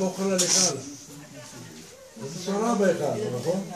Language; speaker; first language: Hebrew; non-native, fluent; Aramaic